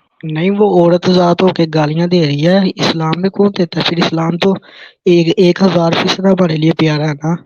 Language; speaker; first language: Urdu; non-native, local second language; Punjabi